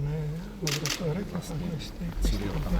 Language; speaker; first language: Italian; non-native, fluent; Slovak